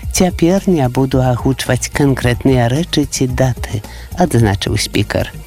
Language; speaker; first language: Belarusian; native; Belarusian